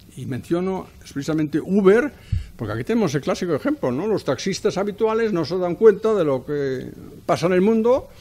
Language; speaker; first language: Spanish; non-native, fluent; German